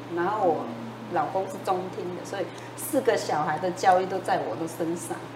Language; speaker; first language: Chinese; non-native, fluent; Vietnamese